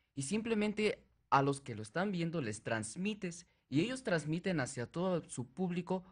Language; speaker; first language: Spanish; native; Spanish